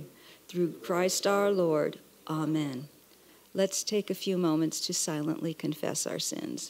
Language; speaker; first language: English; native; English